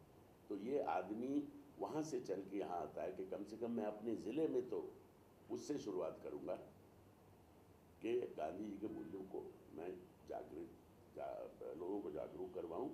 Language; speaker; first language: Hindi; native; Hindi